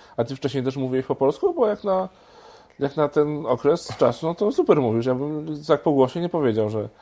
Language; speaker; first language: Polish; native; Polish